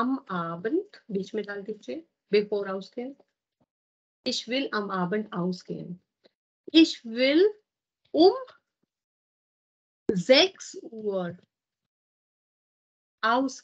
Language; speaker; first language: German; non-native, fluent; Hindi